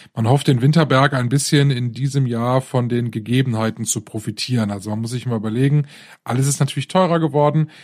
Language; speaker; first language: German; native; German